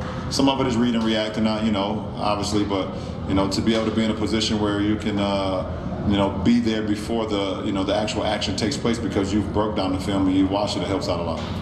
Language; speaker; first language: English; native; English